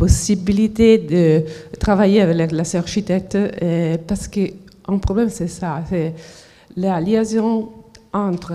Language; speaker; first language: French; non-native, fluent; Italian